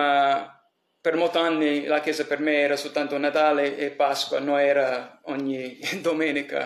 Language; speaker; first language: Italian; early bilingual, heritage; English